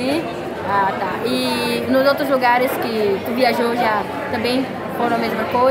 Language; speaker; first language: Portuguese; non-native, learner; Spanish